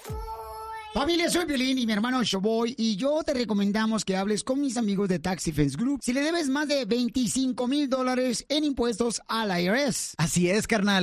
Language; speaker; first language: Spanish; early bilingual, other home language; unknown